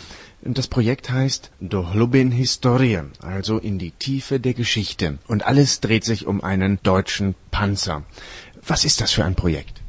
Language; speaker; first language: German; native; German